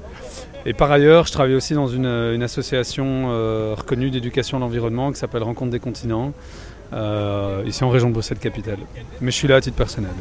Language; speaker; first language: French; native; French